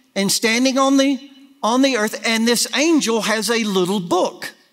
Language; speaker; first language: English; native; English